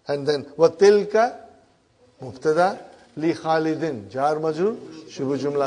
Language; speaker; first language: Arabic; non-native, fluent; English